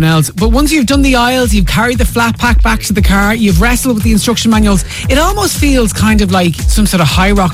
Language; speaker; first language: English; native; English